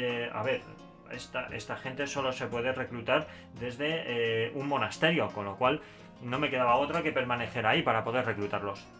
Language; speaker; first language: Spanish; native; Spanish